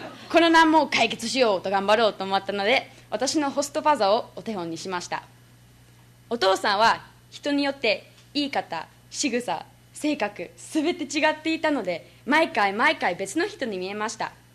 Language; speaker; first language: Japanese; non-native, fluent; English